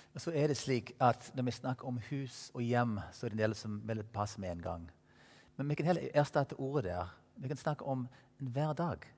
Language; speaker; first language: Norwegian; non-native, fluent; English